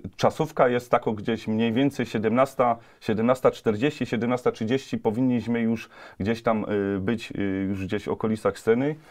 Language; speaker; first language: Polish; native; Polish